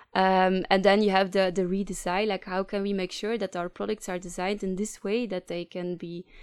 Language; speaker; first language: English; non-native, fluent; Dutch